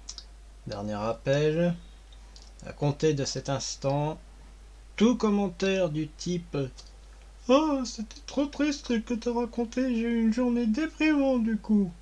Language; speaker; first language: French; native; French